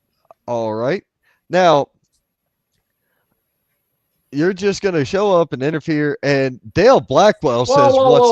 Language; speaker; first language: English; native; English